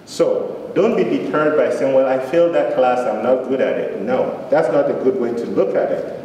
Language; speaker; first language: English; non-native, local second language; Yoruba